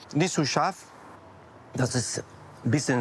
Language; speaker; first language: German; non-native, learner; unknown